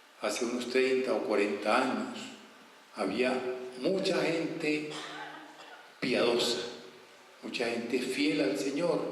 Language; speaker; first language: Spanish; native; Spanish